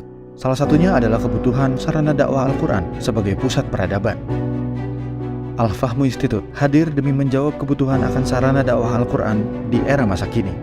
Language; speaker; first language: Indonesian; native; Indonesian